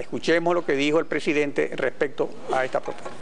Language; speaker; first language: Spanish; native; Spanish